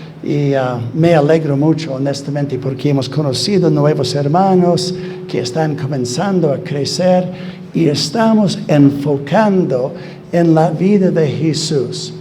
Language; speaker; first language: Spanish; non-native, fluent; English